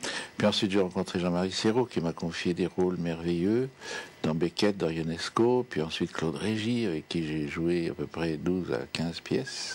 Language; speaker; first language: French; native; French